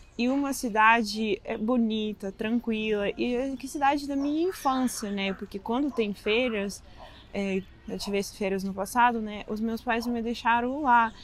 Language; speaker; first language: Portuguese; non-native, fluent; Russian